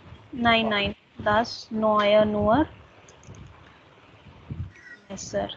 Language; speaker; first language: German; non-native, fluent; Hindi